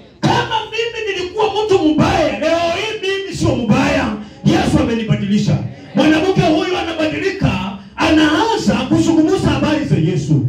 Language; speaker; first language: Swahili; non-native, local second language; Luyia